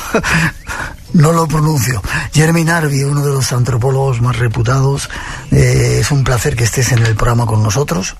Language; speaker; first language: Spanish; native; Spanish